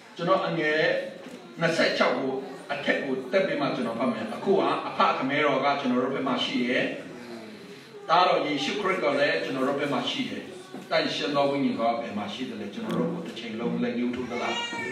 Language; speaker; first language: Burmese; non-native, local second language; Tedim Chin